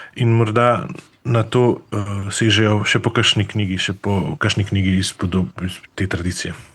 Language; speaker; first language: Slovenian; native; Slovenian